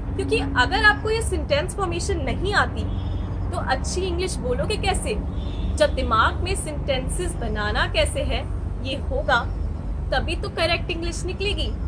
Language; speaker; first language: Hindi; native; Hindi